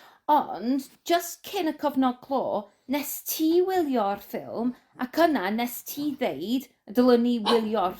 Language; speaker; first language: Welsh; non-native, learner; English